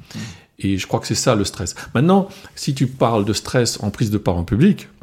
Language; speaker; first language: French; non-native, local second language; Swiss German